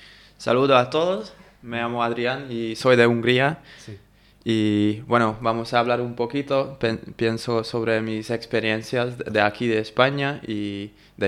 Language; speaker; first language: Spanish; non-native, fluent; Hungarian